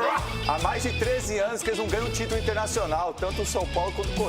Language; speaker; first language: Portuguese; native; Portuguese